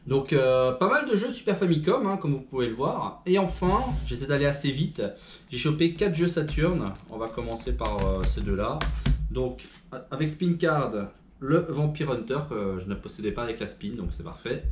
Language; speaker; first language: French; native; French